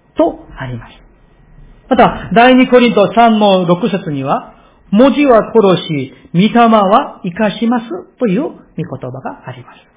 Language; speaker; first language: Japanese; non-native, fluent; Korean